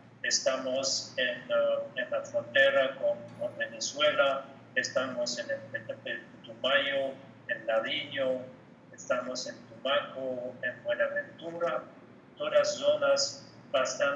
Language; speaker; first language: Spanish; non-native, fluent; French